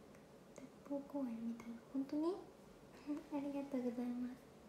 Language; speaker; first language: Japanese; native; Japanese